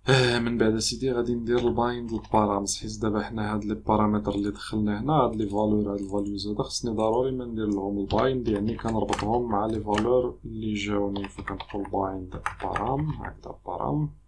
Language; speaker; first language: Arabic; native; Arabic